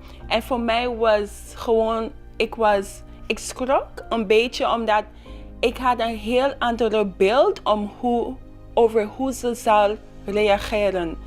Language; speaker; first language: Dutch; non-native, local second language; Papiamento